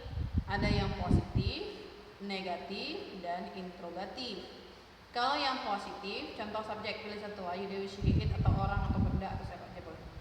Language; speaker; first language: Indonesian; native; Indonesian